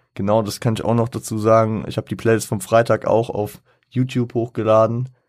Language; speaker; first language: German; native; German